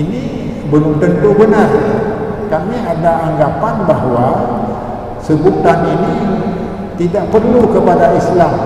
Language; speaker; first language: Malay; non-native, local second language; Achinese